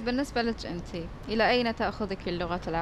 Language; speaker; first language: Arabic; native; Arabic